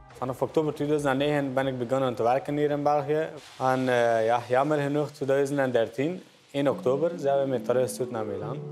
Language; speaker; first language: Dutch; non-native, learner; Persian